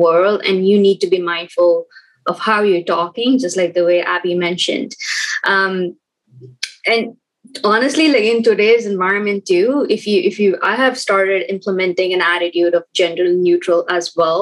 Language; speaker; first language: English; non-native, local second language; Hindi